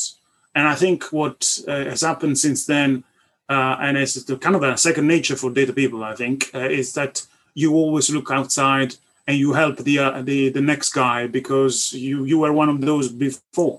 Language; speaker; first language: English; non-native, fluent; Italian